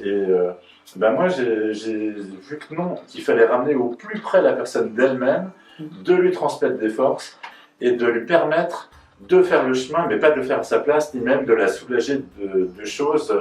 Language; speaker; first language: French; native; French